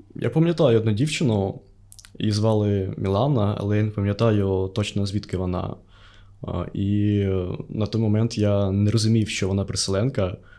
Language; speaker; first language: Ukrainian; non-native, local second language; Russian